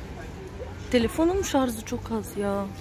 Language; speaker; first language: Turkish; early bilingual, other home language; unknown